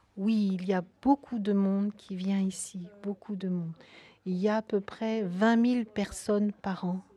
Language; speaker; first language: French; native; French